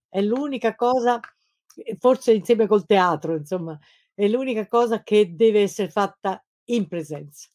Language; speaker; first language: Italian; native; Italian